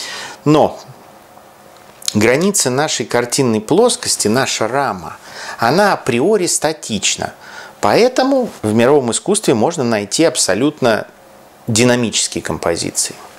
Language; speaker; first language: Russian; native; Russian